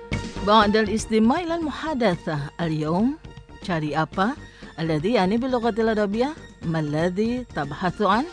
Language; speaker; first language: Arabic; non-native, fluent; Indonesian